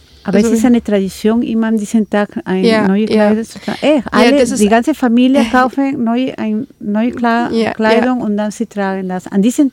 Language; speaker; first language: German; non-native, learner; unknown